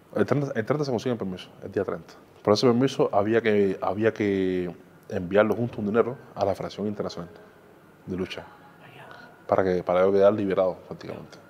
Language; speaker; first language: Spanish; native; Spanish